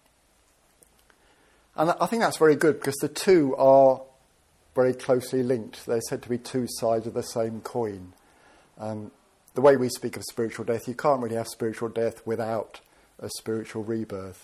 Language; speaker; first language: English; native; English